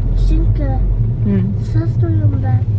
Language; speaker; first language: Turkish; early bilingual, heritage; Turkish